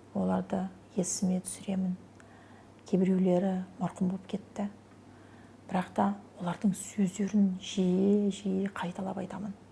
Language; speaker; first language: Kazakh; non-native, local second language; Russian